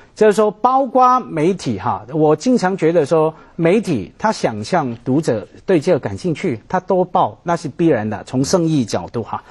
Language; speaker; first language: Chinese; non-native, local second language; Cantonese